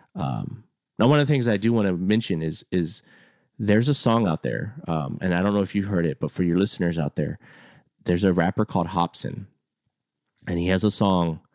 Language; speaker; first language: English; native; English